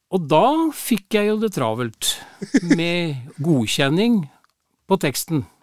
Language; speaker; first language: Norwegian; native; Norwegian